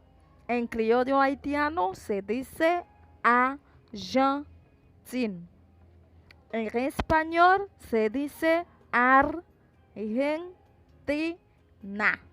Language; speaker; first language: Spanish; non-native, fluent; Haitian Creole